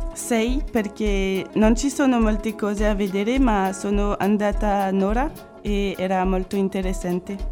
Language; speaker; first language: Italian; non-native, learner; French